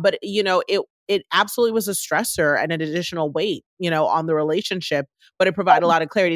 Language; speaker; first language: English; native; English